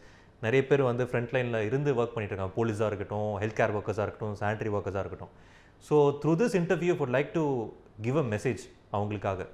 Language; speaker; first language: Tamil; native; Tamil